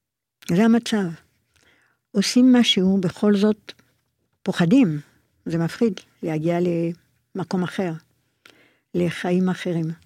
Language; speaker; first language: Hebrew; non-native, fluent; French